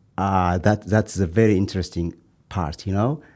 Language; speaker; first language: English; non-native, fluent; Amharic